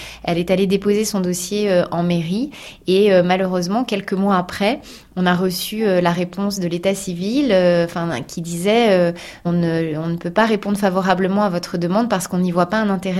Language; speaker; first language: French; native; French